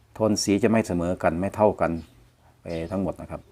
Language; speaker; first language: Thai; non-native, local second language; Northeastern Thai